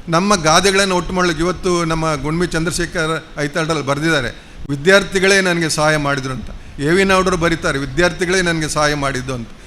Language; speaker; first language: Kannada; non-native, local second language; Konkani